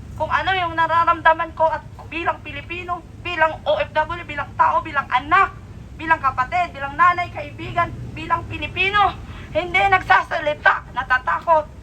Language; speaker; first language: Filipino; native; Filipino